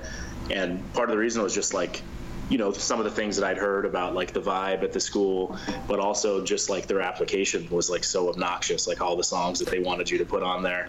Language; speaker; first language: English; native; English